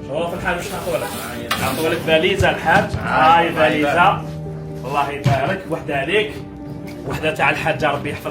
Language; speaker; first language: Arabic; native; Arabic